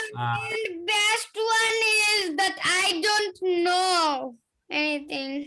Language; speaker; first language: English; non-native, learner; Bangla